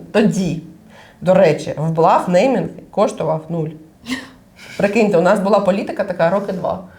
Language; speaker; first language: Ukrainian; non-native, local second language; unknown